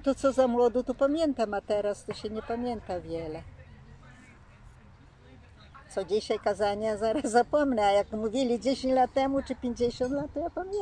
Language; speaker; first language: Polish; early bilingual, heritage; Polish